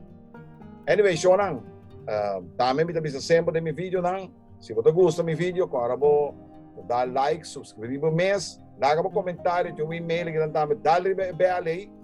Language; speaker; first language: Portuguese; non-native, learner; Papiamento